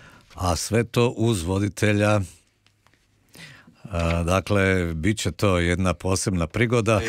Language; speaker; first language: Croatian; native; Croatian